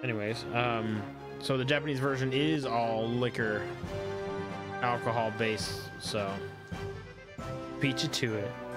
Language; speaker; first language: English; native; English